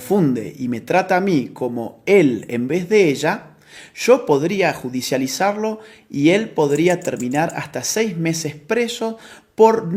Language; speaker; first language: Spanish; native; Spanish